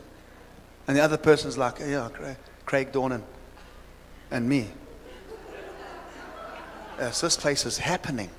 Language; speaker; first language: English; native; English